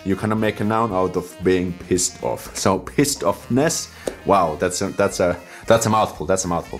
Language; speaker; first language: English; non-native, fluent; Finnish